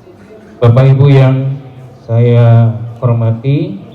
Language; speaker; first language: Indonesian; native; Indonesian